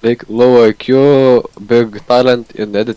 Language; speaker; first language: English; non-native, learner; Russian